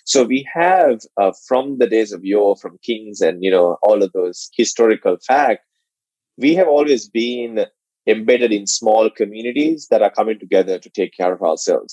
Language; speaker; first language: English; non-native, local second language; Sinhala